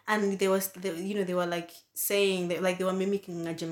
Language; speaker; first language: English; non-native, local second language; Ganda